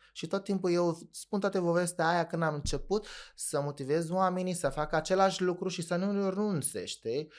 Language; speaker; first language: Romanian; non-native, fluent; Arabic